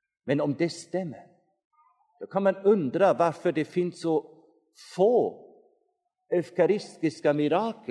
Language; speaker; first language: Swedish; non-native, fluent; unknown